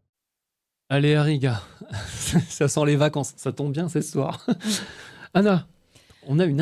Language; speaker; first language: French; native; French